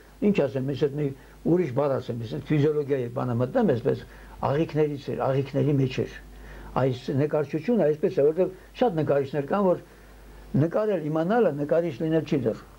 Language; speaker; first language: Armenian; early bilingual, heritage; Armenian